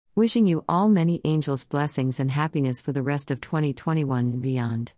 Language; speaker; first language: English; native; English